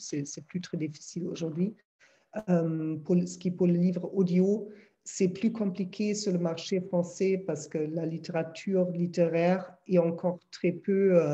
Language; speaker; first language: French; non-native, fluent; German